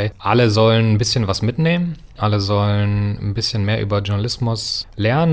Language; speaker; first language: German; native; German